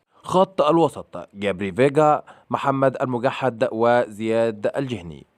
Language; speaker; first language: Arabic; native; Arabic